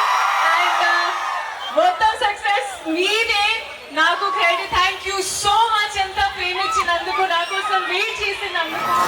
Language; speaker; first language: Telugu; non-native, local second language; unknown